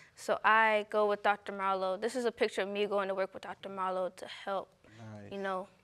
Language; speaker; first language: English; native; English